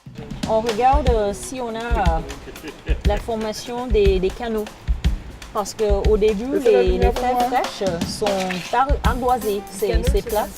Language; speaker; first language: French; non-native, fluent; English